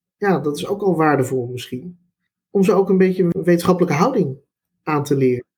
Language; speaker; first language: Dutch; native; Dutch